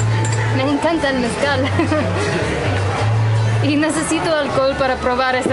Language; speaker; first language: Spanish; non-native, learner; English